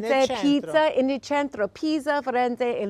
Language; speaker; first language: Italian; non-native, learner; English